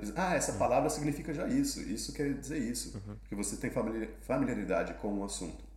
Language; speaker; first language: Portuguese; native; Portuguese